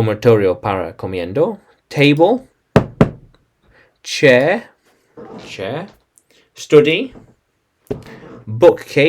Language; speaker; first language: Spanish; non-native, learner; English